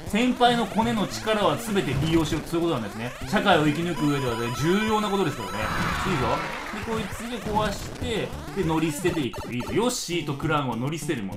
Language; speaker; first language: Japanese; native; Japanese